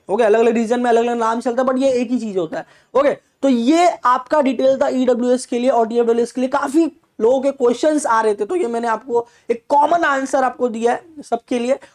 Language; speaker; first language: Hindi; non-native, local second language; Marathi